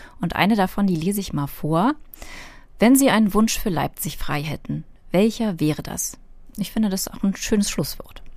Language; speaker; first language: German; native; German